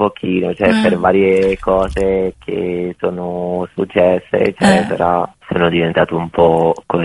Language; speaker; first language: Italian; non-native, fluent; Bosnian